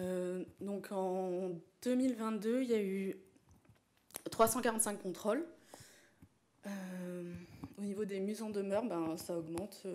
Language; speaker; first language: French; native; French